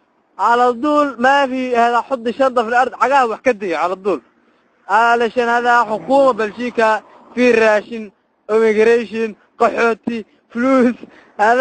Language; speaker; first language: Arabic; non-native, learner; Somali